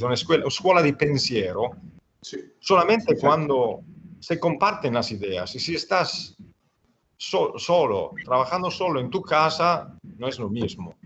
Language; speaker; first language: Spanish; non-native, fluent; Italian